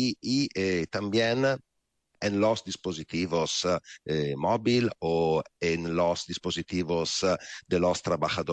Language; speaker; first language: Spanish; non-native, learner; Italian